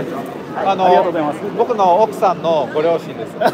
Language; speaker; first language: Japanese; non-native, fluent; Chinese